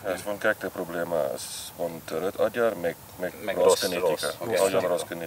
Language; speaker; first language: Hungarian; non-native, learner; Afrikaans